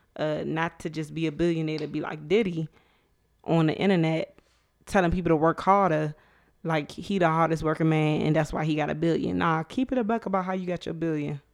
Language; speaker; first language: English; native; English